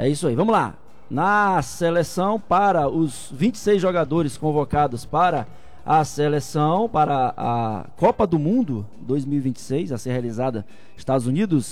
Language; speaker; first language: Portuguese; native; Portuguese